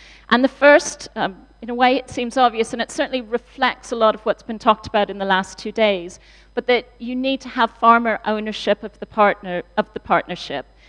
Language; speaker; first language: English; native; English